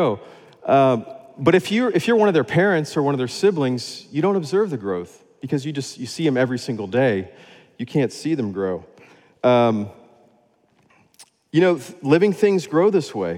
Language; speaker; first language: English; native; English